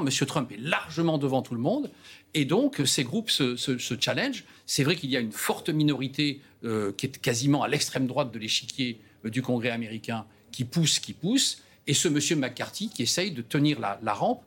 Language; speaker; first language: French; native; French